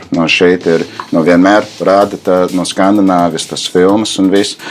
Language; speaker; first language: Latvian; non-native, fluent; English